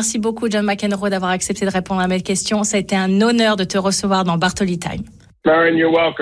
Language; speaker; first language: French; native; French